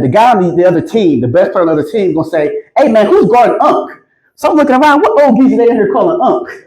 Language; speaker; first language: English; native; English